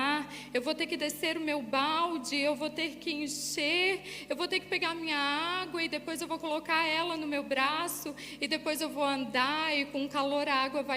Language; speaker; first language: Portuguese; native; Portuguese